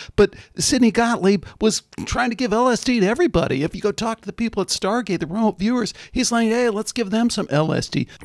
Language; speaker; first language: English; native; English